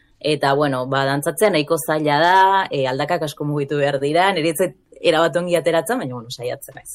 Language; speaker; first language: Basque; native; Basque